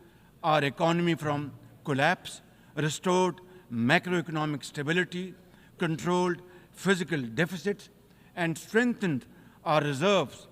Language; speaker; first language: English; non-native, local second language; Urdu